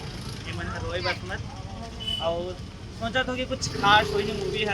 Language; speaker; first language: Hindi; non-native, local second language; Chhattisgarhi